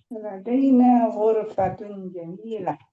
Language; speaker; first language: Arabic; non-native, learner; Indonesian